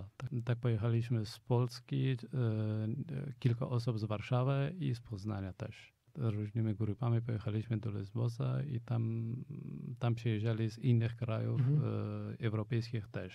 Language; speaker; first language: Polish; non-native, fluent; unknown